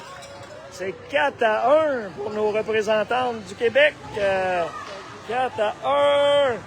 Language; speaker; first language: French; native; French